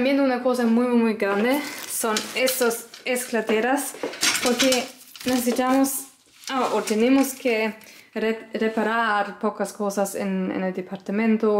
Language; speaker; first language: Spanish; non-native, learner; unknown